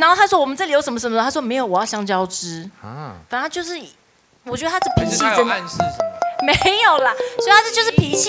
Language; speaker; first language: Chinese; native; Chinese